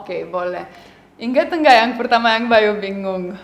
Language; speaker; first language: Indonesian; non-native, fluent; Romanian